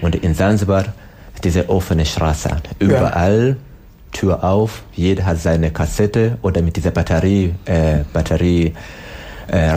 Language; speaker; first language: German; non-native, learner; Swahili